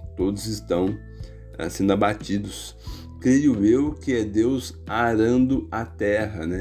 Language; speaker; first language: Portuguese; native; Portuguese